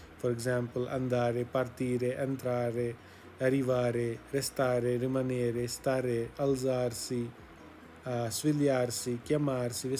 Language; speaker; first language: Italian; non-native, fluent; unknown